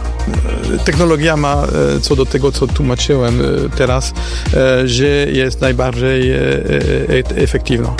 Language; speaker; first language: Polish; non-native, fluent; French